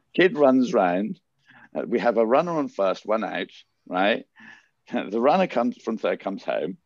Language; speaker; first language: English; native; English